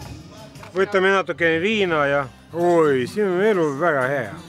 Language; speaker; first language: Estonian; non-native, local second language; Russian